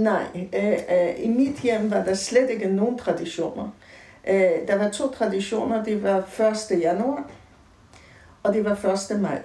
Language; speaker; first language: Danish; native; Danish